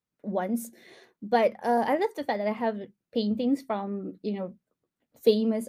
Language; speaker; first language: English; non-native, local second language; Malay